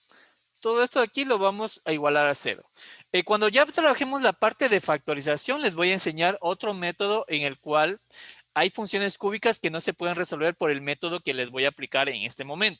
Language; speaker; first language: Spanish; native; Spanish